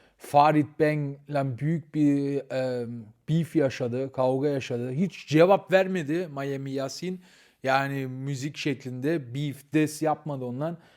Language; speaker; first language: Turkish; early bilingual, heritage; Turkish